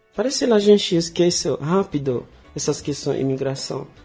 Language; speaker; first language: Portuguese; non-native, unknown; Haitian Creole